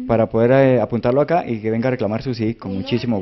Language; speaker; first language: Spanish; native; Spanish